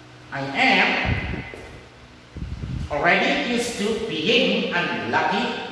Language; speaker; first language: English; non-native, fluent; Indonesian